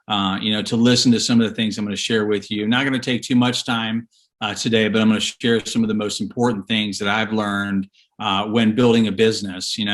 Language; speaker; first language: English; native; English